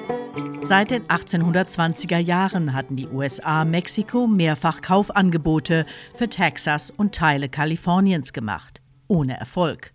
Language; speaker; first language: German; native; German